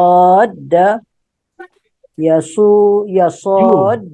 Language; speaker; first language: Arabic; non-native, learner; Indonesian